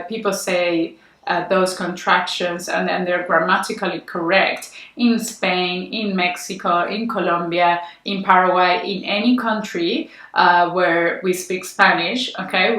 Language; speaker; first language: English; non-native, fluent; Spanish